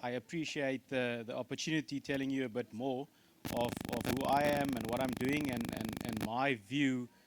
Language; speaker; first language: English; non-native, local second language; Afrikaans